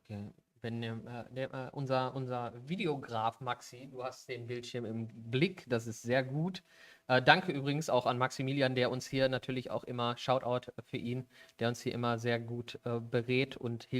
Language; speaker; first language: German; native; German